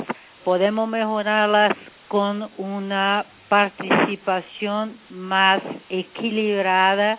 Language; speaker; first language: Spanish; non-native, fluent; Portuguese